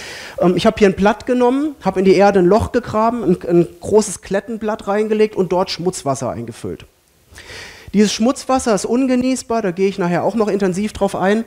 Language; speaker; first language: German; native; German